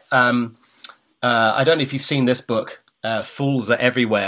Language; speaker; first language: English; native; English